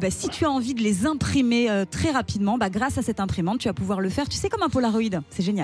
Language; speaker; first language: French; native; French